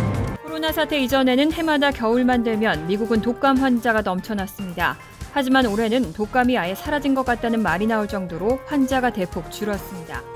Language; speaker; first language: Korean; native; Korean